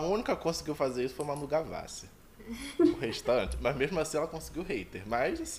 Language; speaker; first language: Portuguese; native; Portuguese